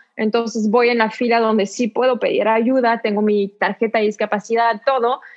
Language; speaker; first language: Spanish; non-native, fluent; French